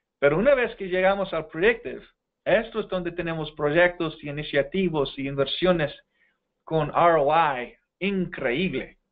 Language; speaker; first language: Spanish; non-native, fluent; English